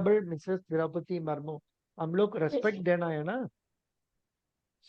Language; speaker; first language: Hindi; non-native, local second language; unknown